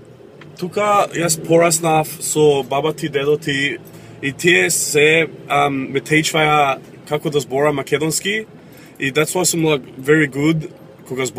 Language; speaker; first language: Macedonian; early bilingual, heritage; English